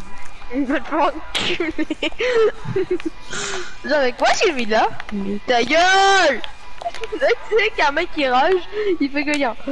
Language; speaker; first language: French; native; French